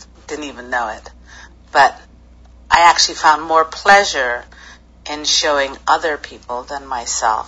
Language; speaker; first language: English; native; English